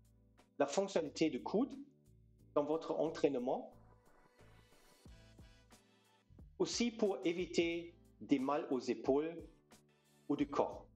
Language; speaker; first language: French; non-native, fluent; German